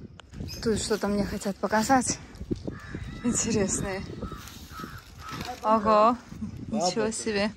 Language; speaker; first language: Russian; native; Russian